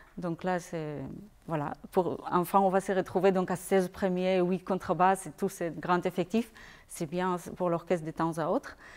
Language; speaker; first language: French; non-native, fluent; Spanish